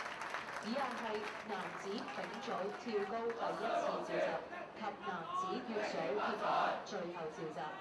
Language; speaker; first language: Chinese; native; Chinese